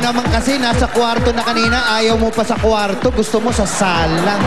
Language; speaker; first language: Filipino; native; Filipino